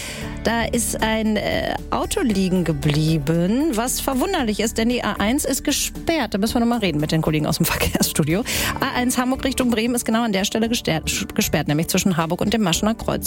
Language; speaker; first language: German; native; German